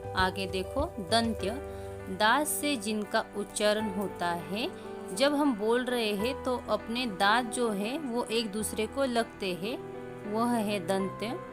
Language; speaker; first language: Hindi; non-native, local second language; Marathi